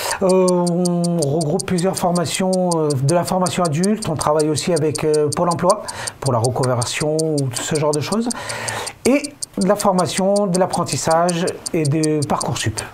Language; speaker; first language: French; native; French